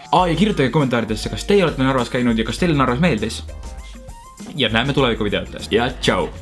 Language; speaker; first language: Estonian; early bilingual, heritage; Estonian